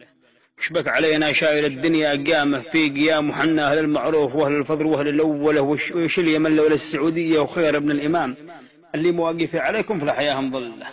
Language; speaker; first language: Arabic; native; Arabic